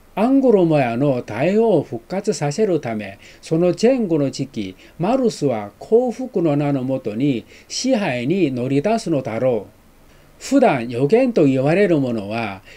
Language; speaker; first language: Japanese; non-native, fluent; Chinese